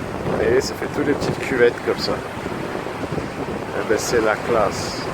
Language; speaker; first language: French; native; French